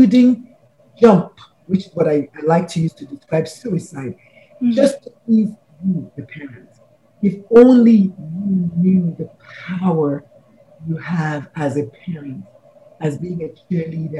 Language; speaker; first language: English; non-native, local second language; Igbo